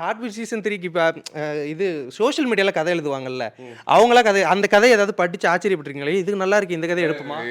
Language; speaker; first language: Tamil; native; Tamil